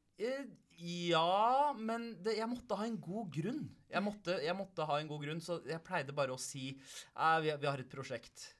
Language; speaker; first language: Norwegian; early bilingual, other home language; Punjabi